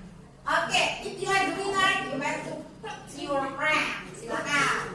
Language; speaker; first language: English; non-native, learner; Indonesian